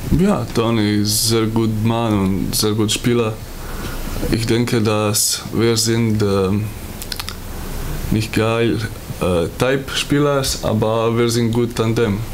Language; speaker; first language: German; non-native, learner; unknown